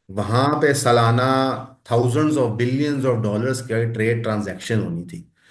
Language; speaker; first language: Urdu; non-native, local second language; Punjabi